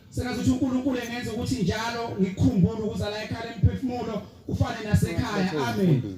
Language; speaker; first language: Zulu; native; Zulu